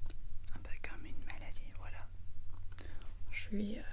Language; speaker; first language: French; non-native, learner; English